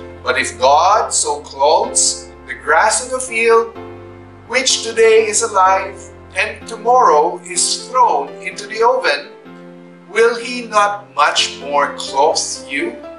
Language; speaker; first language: English; non-native, local second language; Min Nan Chinese